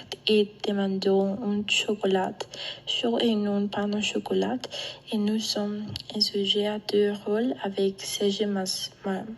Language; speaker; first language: French; non-native, learner; Spanish